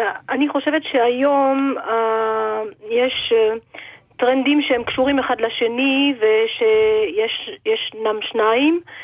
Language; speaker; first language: Hebrew; non-native, fluent; French